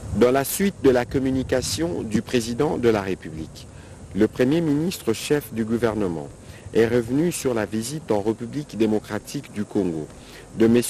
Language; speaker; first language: French; non-native, local second language; Lingala